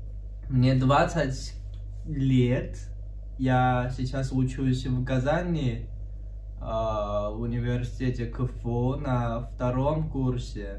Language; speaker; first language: Russian; non-native, learner; Chinese